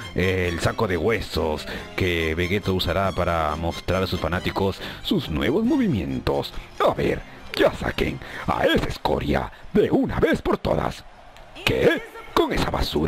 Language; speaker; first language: Spanish; native; Spanish